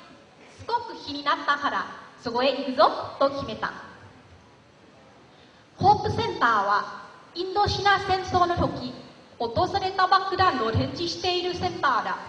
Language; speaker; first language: Japanese; non-native, learner; Lao